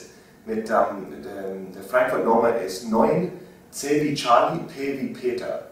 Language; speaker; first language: German; non-native, learner; English